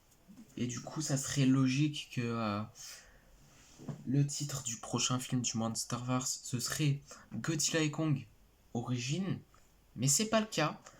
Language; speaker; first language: French; native; French